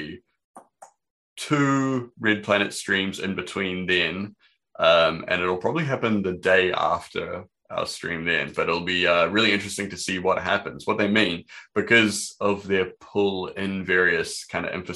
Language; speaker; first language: English; native; English